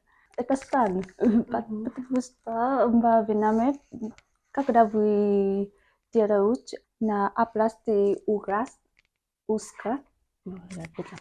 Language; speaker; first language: Russian; non-native, learner; Vietnamese